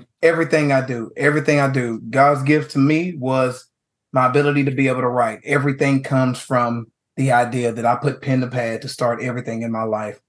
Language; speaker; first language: English; native; English